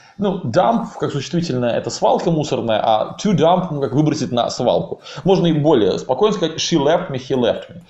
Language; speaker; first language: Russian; native; Russian